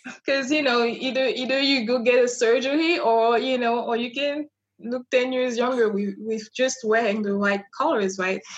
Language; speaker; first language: English; non-native, fluent; French